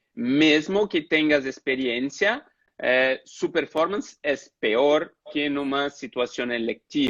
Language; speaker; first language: Spanish; non-native, fluent; Portuguese